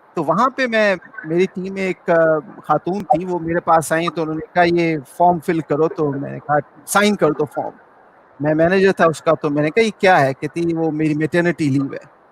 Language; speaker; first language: Urdu; non-native, local second language; Sindhi